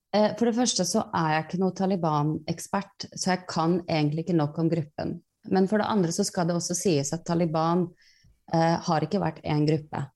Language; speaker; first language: Norwegian; early bilingual, other home language; Persian